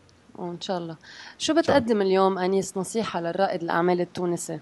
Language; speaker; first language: Arabic; native; Arabic